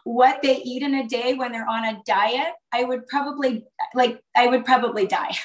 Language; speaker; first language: English; native; English